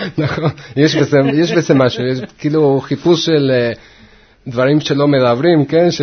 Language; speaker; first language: Hebrew; non-native, fluent; Spanish